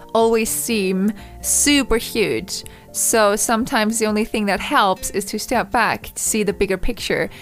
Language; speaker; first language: English; non-native, fluent; German